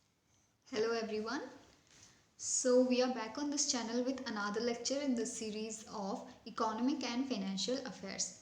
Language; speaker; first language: English; non-native, local second language; Hindi